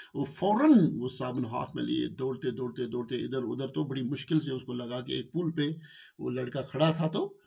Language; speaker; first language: Urdu; non-native, local second language; Kashmiri